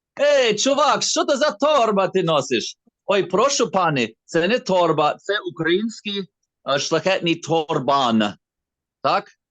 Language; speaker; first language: Ukrainian; early bilingual, heritage; Ukrainian